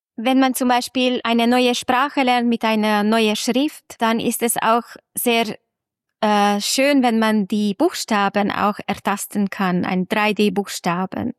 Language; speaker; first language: German; non-native, fluent; Hungarian